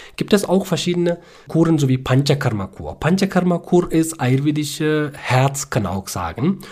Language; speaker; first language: German; non-native, fluent; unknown